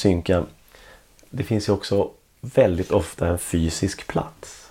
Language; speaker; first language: Swedish; native; Swedish